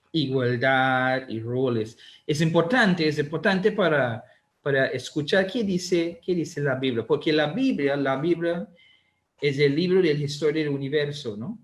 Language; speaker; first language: Spanish; non-native, learner; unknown